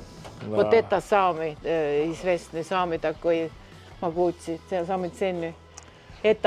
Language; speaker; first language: Russian; non-native, local second language; Estonian